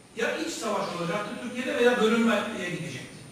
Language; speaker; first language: Turkish; native; Turkish